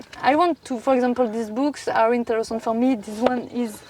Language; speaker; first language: English; non-native, learner; French